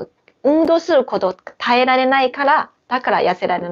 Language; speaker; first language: Japanese; non-native, fluent; Chinese